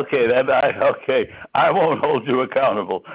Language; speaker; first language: English; native; English